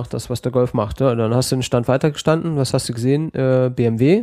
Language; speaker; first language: German; native; German